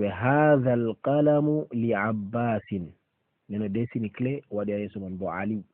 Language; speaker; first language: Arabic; non-native, fluent; Fula